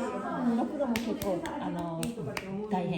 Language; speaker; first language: Japanese; native; Japanese